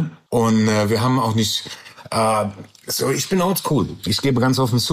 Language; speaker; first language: German; non-native, learner; English